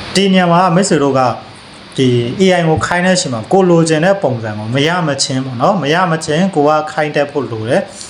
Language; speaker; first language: Burmese; native; Burmese